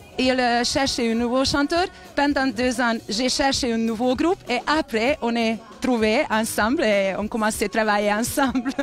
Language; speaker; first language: French; non-native, learner; Hungarian